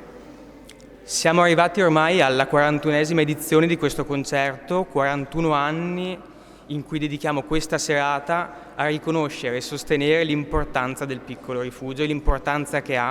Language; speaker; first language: Italian; native; Italian